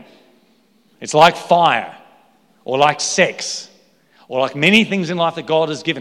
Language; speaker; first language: English; native; English